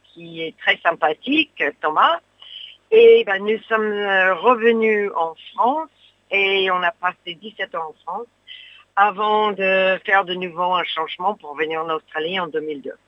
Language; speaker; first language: French; non-native, fluent; English